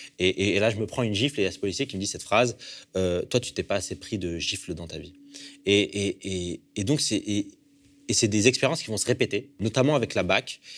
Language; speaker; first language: French; early bilingual, other home language; Arabic